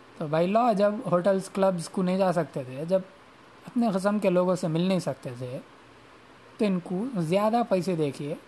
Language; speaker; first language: Urdu; native; Urdu